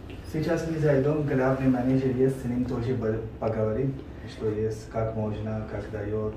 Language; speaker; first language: Russian; non-native, learner; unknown